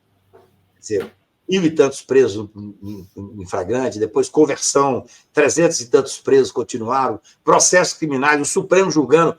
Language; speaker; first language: Portuguese; native; Portuguese